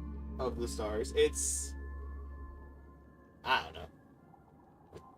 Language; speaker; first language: English; native; English